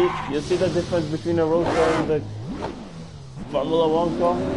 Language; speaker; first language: English; non-native, fluent; Italian